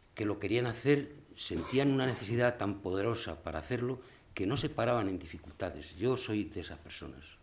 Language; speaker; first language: Spanish; native; Spanish